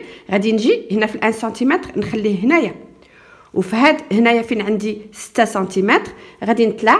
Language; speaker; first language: Arabic; native; Arabic